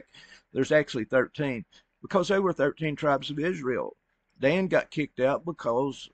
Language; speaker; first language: English; native; English